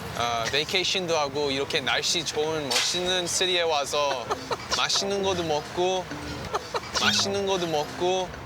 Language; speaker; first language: Korean; non-native, fluent; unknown